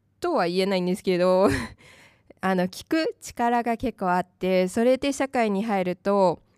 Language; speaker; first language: Japanese; non-native, fluent; Chinese